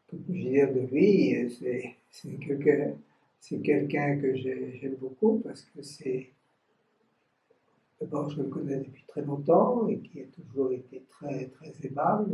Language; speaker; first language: French; non-native, fluent; Vietnamese